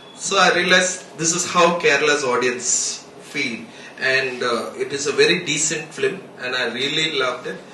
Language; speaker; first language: English; non-native, local second language; Tamil